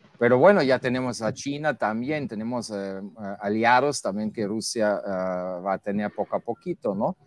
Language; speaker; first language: Spanish; non-native, fluent; German